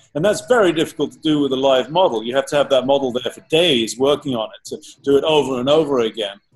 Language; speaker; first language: English; native; English